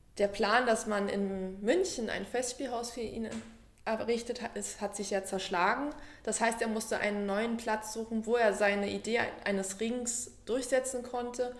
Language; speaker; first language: German; native; German